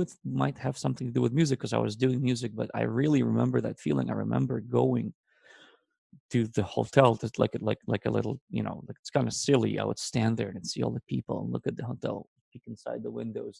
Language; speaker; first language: English; non-native, fluent; Hebrew